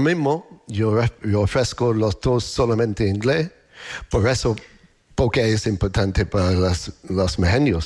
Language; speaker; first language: Spanish; non-native, learner; English